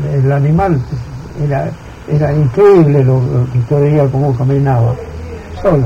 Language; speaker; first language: Spanish; non-native, fluent; Italian